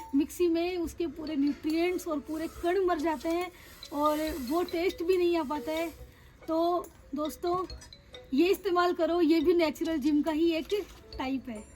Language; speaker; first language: Hindi; native; Hindi